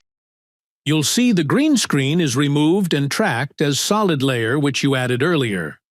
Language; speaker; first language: English; non-native, local second language; Bangla